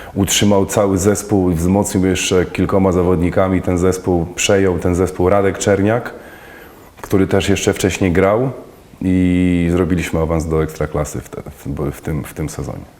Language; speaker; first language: Polish; native; Polish